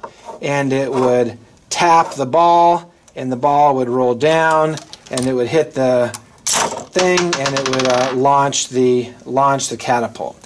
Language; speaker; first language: English; native; English